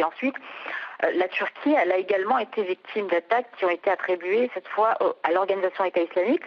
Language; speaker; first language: French; native; French